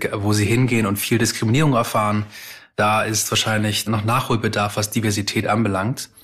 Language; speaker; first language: German; early bilingual, other home language; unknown